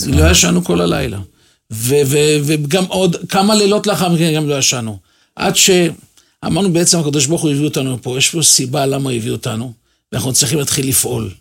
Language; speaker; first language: Hebrew; native; Hebrew